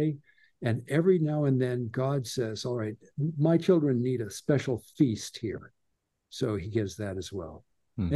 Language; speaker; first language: English; native; English